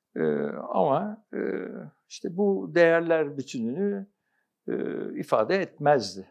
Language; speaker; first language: Turkish; native; Turkish